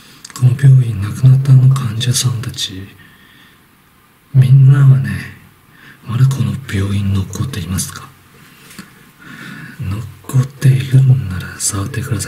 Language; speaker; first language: Japanese; non-native, learner; Chinese